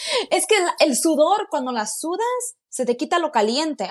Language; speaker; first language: Spanish; early bilingual, heritage; Spanish